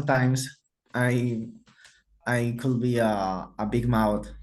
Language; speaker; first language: English; non-native, learner; Spanish